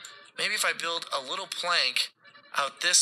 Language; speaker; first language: English; native; English